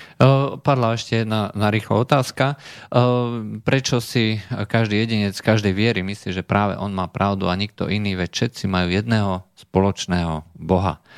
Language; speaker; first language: Slovak; native; Slovak